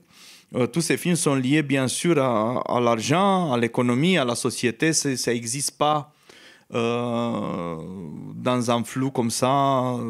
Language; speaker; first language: French; non-native, fluent; Romanian